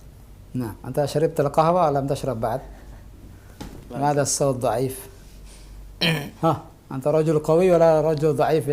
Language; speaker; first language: Arabic; non-native, fluent; Indonesian